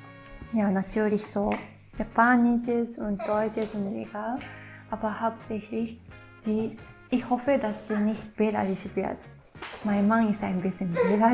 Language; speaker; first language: German; non-native, fluent; Japanese